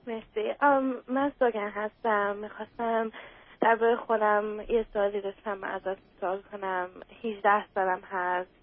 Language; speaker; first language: Persian; early bilingual, other home language; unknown